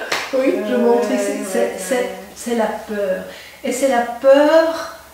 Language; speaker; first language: French; non-native, local second language; German